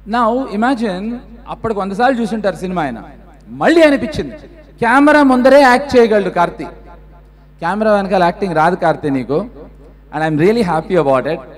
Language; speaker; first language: Telugu; native; Telugu